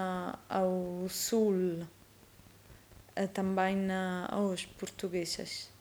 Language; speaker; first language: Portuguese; non-native, learner; Italian